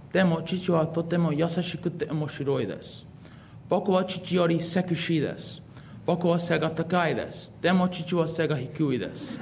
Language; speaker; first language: Japanese; non-native, learner; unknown